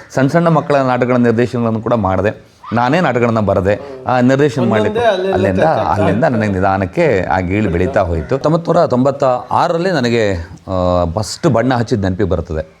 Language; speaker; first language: Kannada; non-native, local second language; Konkani